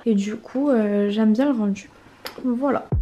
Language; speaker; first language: French; native; French